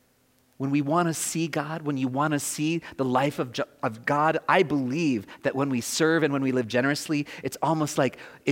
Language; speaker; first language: English; native; English